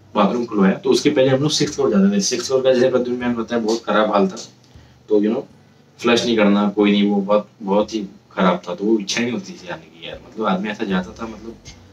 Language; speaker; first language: Hindi; native; Hindi